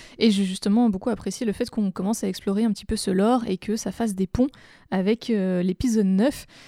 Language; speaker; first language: French; native; French